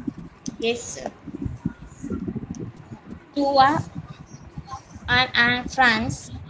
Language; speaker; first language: French; non-native, learner; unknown